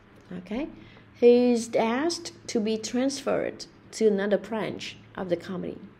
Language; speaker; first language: English; non-native, fluent; Vietnamese